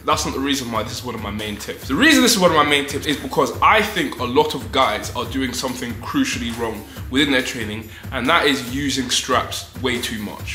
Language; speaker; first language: English; native; English